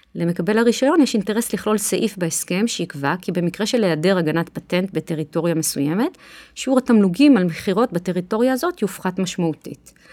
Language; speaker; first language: Hebrew; native; Hebrew